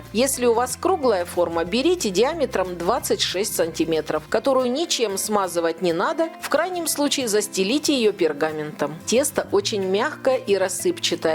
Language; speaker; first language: Russian; native; Russian